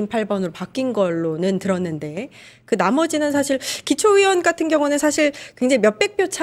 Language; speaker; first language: Korean; native; Korean